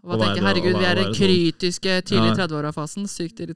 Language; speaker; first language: Norwegian; native; Norwegian